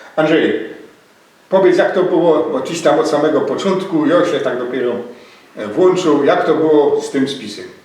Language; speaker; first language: Polish; native; Polish